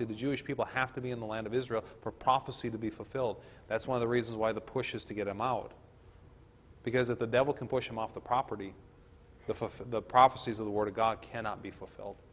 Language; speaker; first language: English; native; English